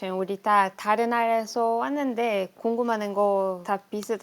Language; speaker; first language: Korean; non-native, fluent; Hebrew